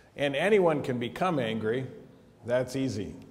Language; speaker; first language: English; native; English